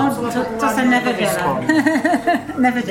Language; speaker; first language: Czech; non-native, learner; English